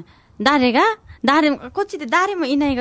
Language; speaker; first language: Japanese; non-native, learner; Nepali